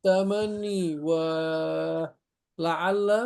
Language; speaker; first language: Arabic; non-native, fluent; Indonesian